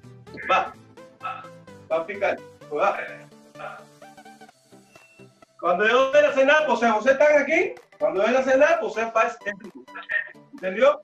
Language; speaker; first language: Portuguese; non-native, learner; Spanish